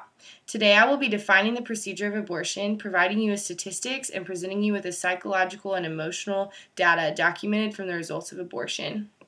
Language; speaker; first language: English; native; English